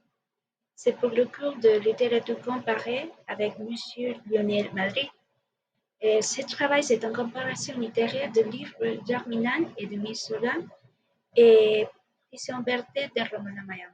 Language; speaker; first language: French; non-native, learner; Spanish